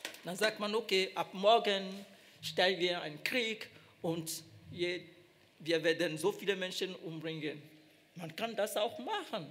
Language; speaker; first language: German; non-native, fluent; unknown